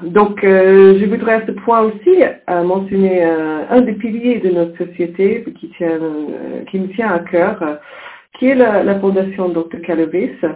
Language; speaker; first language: French; native; French